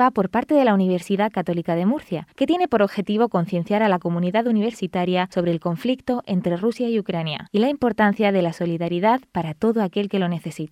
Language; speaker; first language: Spanish; native; Spanish